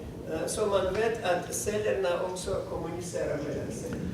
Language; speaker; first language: Swedish; non-native, fluent; Russian